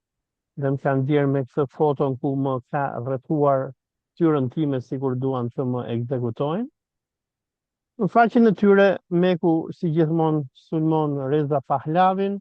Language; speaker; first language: Albanian; native; Albanian